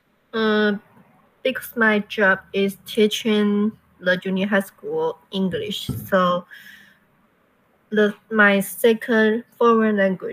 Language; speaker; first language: English; non-native, learner; Chinese